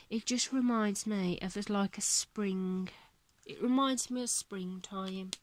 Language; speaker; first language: English; native; English